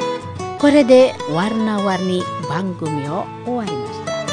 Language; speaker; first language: Japanese; non-native, fluent; Indonesian